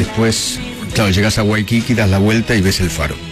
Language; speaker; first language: Spanish; native; Spanish